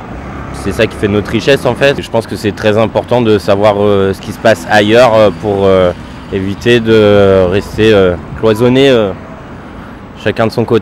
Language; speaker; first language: French; native; French